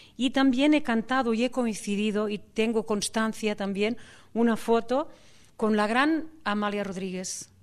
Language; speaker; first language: Spanish; non-native, local second language; Catalan